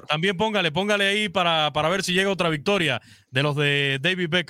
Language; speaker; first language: Spanish; native; Spanish